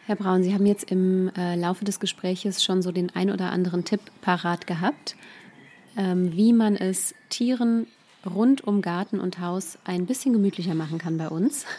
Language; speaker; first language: German; native; German